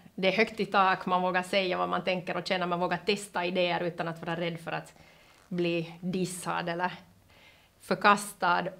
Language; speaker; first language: Swedish; native; Swedish